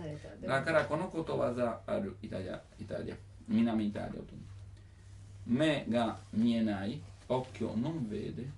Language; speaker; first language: Japanese; non-native, learner; Italian